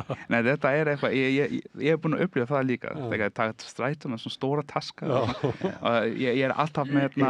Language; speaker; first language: Icelandic; non-native, learner; Danish